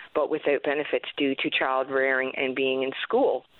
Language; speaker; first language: English; native; English